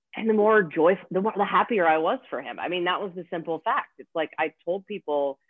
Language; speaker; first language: English; native; English